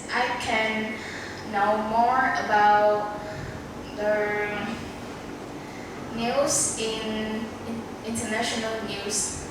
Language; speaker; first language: English; non-native, learner; Vietnamese